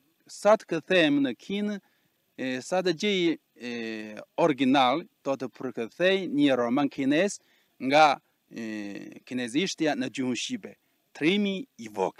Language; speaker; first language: Albanian; non-native, fluent; Chinese